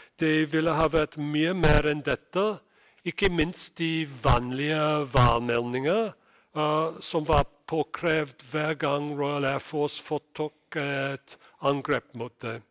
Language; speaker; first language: Norwegian; non-native, fluent; English